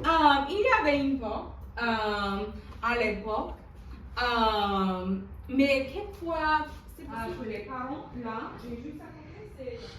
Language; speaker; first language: French; non-native, local second language; English